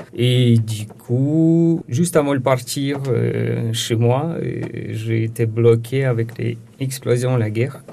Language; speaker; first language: French; non-native, learner; Ukrainian